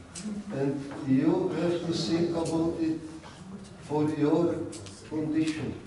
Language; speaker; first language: English; non-native, learner; Czech